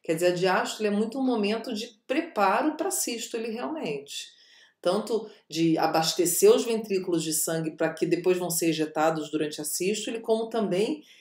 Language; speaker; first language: Portuguese; native; Portuguese